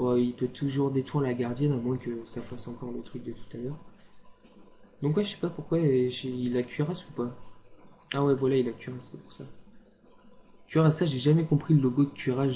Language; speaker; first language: French; native; French